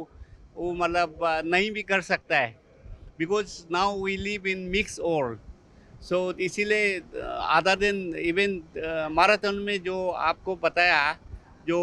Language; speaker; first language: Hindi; non-native, local second language; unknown